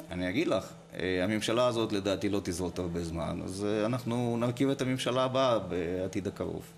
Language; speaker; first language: Hebrew; non-native, fluent; Russian